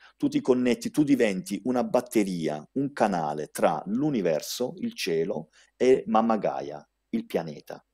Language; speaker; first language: Italian; early bilingual, heritage; Italian